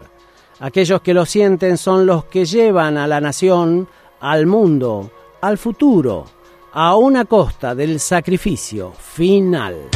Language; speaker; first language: Spanish; native; Spanish